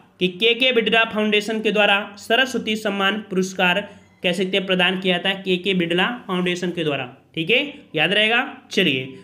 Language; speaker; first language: Hindi; native; Hindi